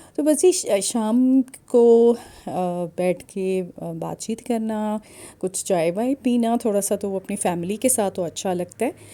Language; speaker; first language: Urdu; non-native, local second language; Punjabi